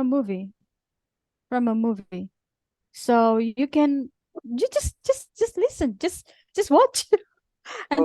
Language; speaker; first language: English; non-native, fluent; Indonesian